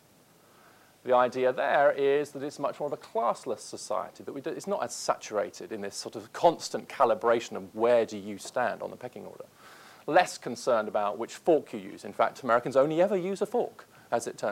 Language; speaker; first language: English; native; English